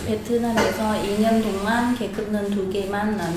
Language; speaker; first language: Korean; non-native, learner; Vietnamese